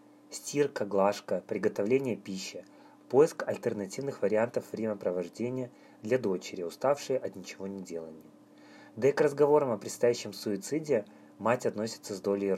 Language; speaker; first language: Russian; native; Russian